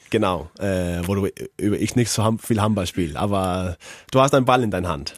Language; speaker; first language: German; non-native, learner; Faroese